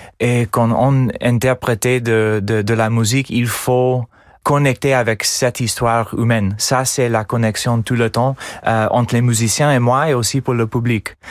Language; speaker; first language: French; non-native, fluent; English